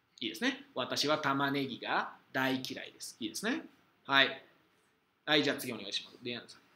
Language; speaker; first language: Japanese; non-native, fluent; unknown